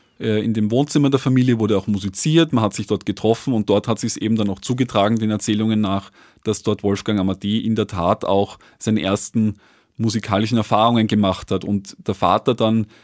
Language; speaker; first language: German; native; German